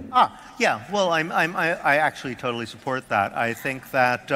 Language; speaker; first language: English; native; English